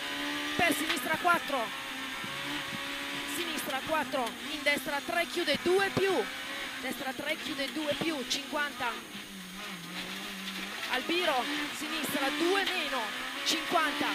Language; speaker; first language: Italian; native; Italian